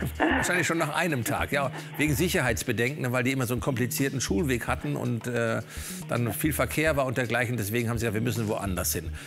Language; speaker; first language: German; native; German